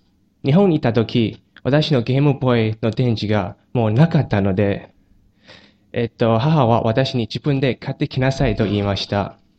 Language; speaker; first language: Japanese; non-native, learner; Chinese